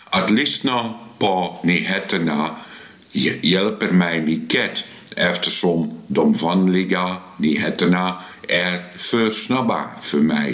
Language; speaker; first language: Swedish; non-native, learner; Dutch